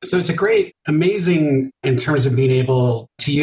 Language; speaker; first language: English; native; English